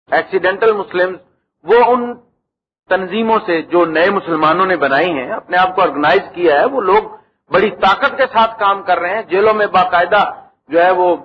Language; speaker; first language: Urdu; native; Urdu